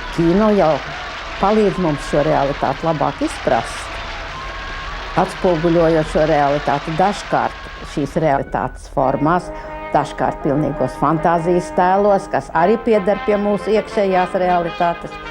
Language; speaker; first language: Latvian; non-native, local second language; German